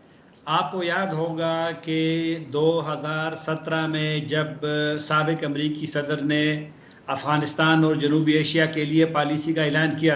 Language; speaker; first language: Hindi; non-native, local second language; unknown